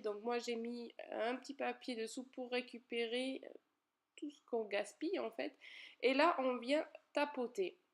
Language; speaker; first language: French; native; French